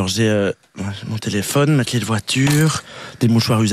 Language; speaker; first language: French; native; French